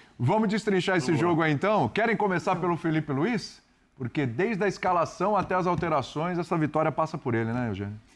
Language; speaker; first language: Portuguese; native; Portuguese